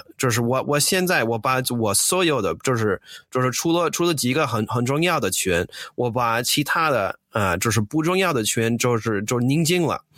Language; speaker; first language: Chinese; non-native, fluent; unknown